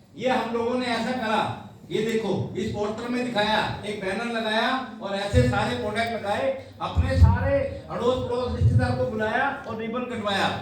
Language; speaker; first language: Hindi; native; Hindi